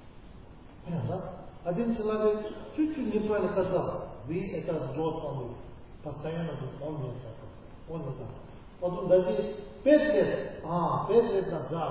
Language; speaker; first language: Russian; non-native, learner; Tibetan